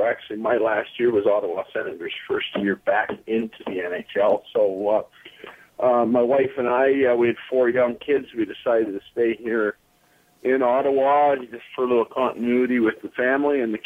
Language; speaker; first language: English; native; English